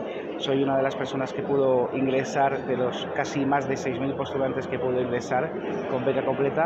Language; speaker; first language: Spanish; native; Spanish